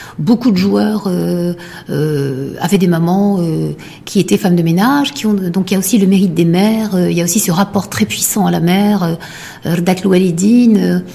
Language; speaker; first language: French; non-native, local second language; Arabic